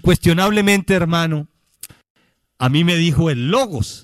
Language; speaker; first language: Spanish; native; Spanish